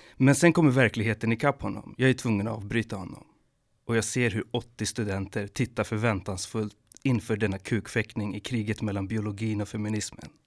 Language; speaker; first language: Swedish; native; Swedish